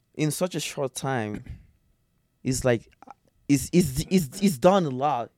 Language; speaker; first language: English; non-native, fluent; French